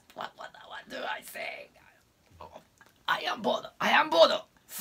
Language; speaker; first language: English; non-native, learner; Japanese